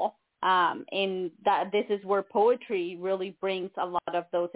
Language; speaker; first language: English; non-native, fluent; Spanish